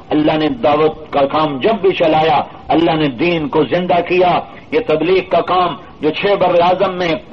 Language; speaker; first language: Urdu; non-native, local second language; Punjabi